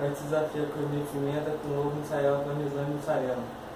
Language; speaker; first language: Portuguese; native; Portuguese